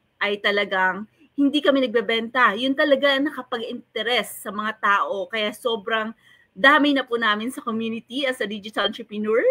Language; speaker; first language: Filipino; native; Filipino